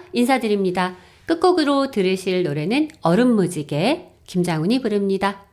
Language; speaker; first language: Korean; native; Korean